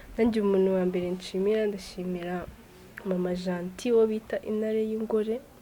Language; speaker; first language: Kinyarwanda; native; Kinyarwanda